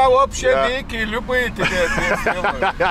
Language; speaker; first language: Russian; non-native, local second language; Chechen